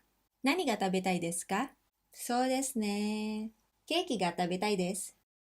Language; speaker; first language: Japanese; non-native, fluent; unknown